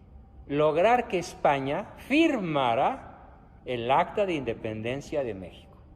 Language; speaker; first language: Spanish; native; Spanish